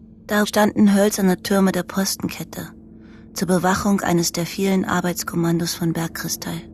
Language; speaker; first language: German; native; German